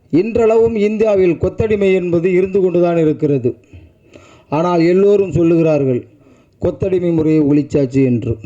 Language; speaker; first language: Tamil; native; Tamil